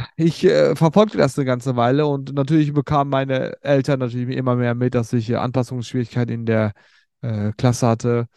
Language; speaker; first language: German; early bilingual, other home language; Turkish